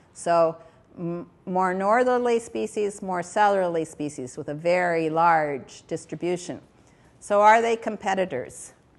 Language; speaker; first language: English; native; English